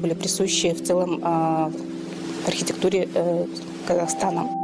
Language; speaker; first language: Russian; native; Russian